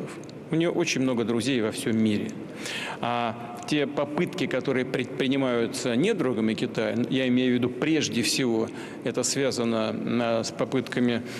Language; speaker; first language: Russian; native; Russian